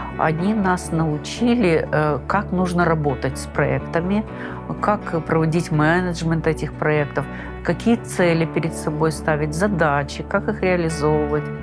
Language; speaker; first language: Russian; non-native, local second language; Gagauz